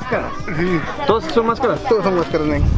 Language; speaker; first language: Spanish; native; Spanish